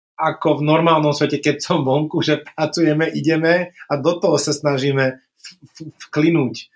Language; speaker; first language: Slovak; non-native, local second language; Hungarian